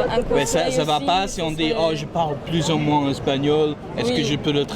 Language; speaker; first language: French; non-native, fluent; English